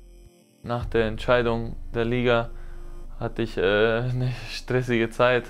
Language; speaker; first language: German; non-native, fluent; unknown